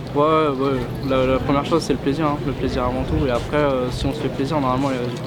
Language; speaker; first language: French; native; French